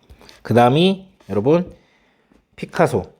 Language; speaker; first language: Korean; native; Korean